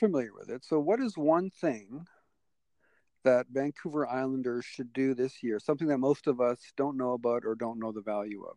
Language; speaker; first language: English; native; English